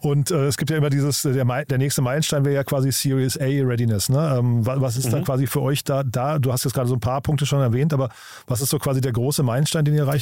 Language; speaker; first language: German; native; German